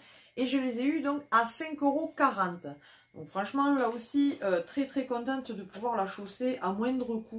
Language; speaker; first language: French; native; French